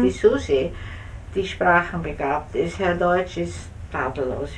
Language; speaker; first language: German; native; German